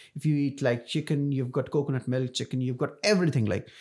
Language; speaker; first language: English; non-native, local second language; Punjabi